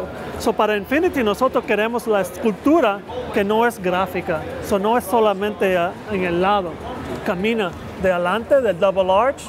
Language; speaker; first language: Spanish; early bilingual, heritage; Spanish